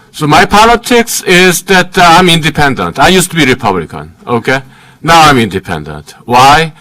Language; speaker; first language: English; early bilingual, other home language; Korean